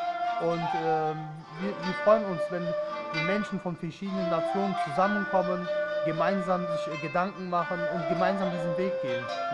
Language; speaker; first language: German; early bilingual, other home language; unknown